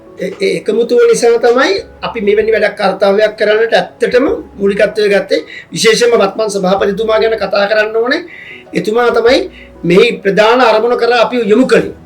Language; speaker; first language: Sinhala; native; Sinhala